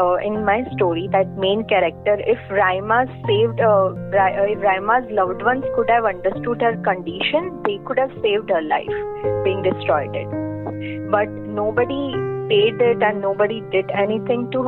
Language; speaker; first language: English; non-native, local second language; Gujarati